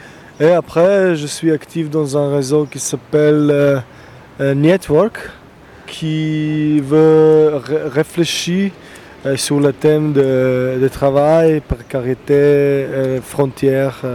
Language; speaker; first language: French; non-native, fluent; Slovenian